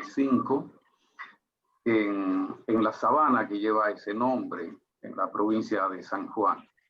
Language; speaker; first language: Spanish; native; Spanish